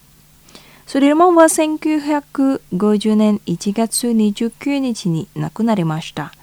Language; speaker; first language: Japanese; non-native, fluent; Indonesian